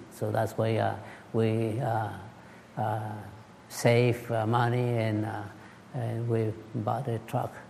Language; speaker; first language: English; non-native, learner; Spanish